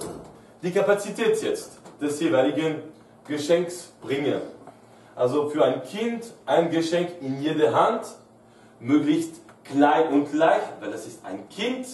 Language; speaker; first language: German; non-native, fluent; French